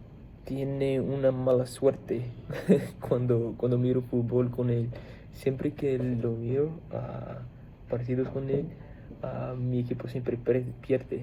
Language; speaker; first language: Spanish; non-native, fluent; Portuguese